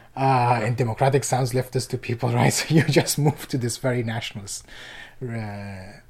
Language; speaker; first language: English; non-native, fluent; Persian